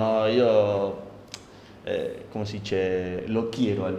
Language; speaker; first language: Italian; non-native, learner; Spanish